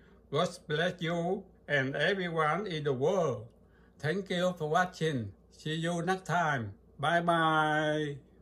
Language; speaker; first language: English; non-native, learner; Vietnamese